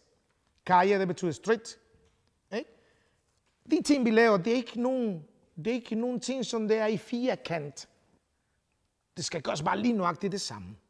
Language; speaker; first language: Danish; non-native, fluent; Spanish